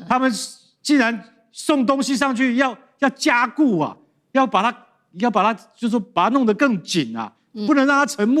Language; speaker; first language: Chinese; native; Chinese